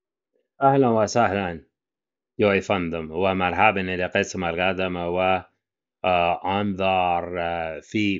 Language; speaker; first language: Arabic; non-native, learner; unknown